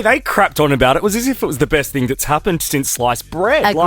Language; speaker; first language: English; native; English